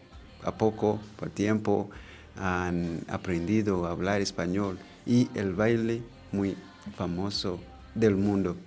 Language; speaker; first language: Spanish; non-native, learner; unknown